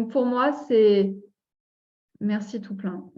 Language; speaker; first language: French; native; French